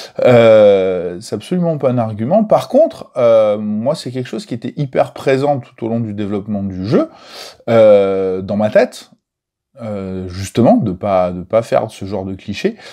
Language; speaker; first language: French; native; French